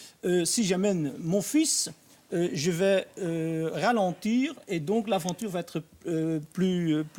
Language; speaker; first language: French; non-native, fluent; Dutch